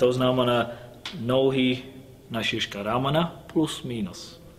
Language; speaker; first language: Czech; non-native, learner; English